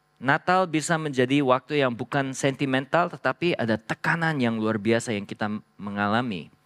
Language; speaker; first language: Indonesian; non-native, fluent; Korean